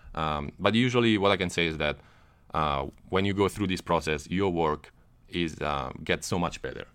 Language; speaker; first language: English; non-native, fluent; Italian